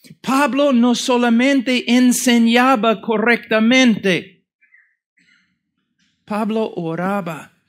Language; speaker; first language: Spanish; non-native, fluent; English